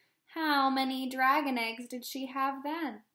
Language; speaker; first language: English; native; English